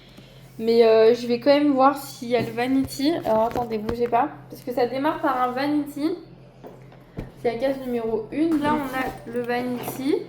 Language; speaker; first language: French; native; French